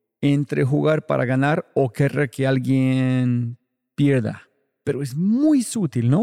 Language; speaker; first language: Spanish; non-native, fluent; English